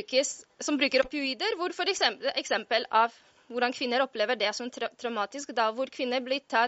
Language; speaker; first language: Norwegian; non-native, fluent; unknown